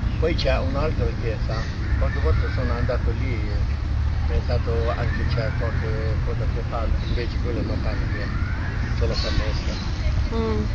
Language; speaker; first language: Italian; non-native, fluent; Tibetan